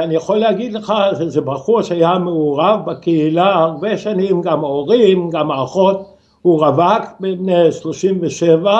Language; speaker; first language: Hebrew; non-native, fluent; Danish